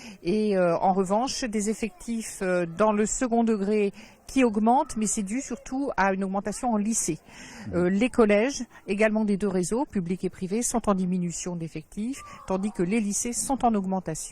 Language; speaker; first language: French; native; French